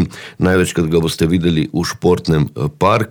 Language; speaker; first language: Slovenian; native; Slovenian